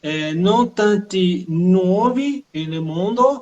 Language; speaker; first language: Italian; non-native, learner; Portuguese